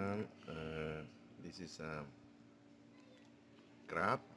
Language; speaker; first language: English; non-native, learner; Spanish